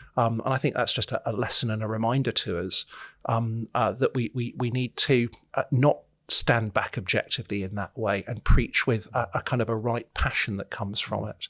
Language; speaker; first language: English; native; English